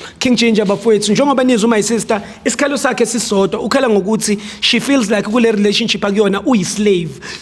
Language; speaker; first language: Zulu; native; Zulu